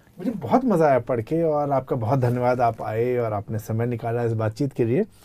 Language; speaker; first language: Hindi; native; Hindi